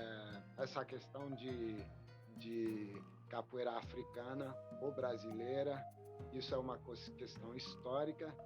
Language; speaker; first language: Portuguese; non-native, fluent; French